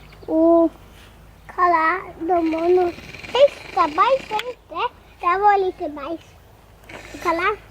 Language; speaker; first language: Swedish; native; Swedish